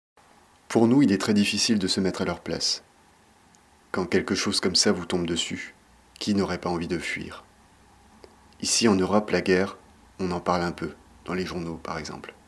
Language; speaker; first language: French; native; French